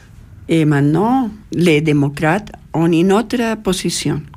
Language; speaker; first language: French; non-native, fluent; Spanish